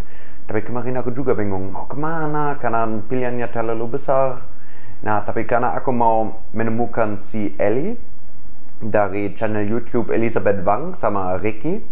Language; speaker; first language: Indonesian; non-native, fluent; German